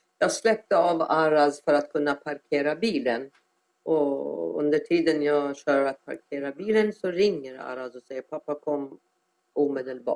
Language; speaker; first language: Swedish; non-native, fluent; Persian